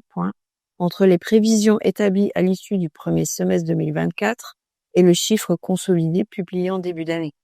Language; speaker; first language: French; native; French